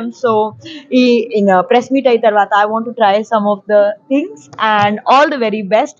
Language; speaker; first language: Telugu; non-native, learner; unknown